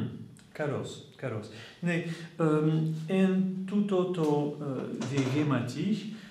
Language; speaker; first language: Greek; non-native, fluent; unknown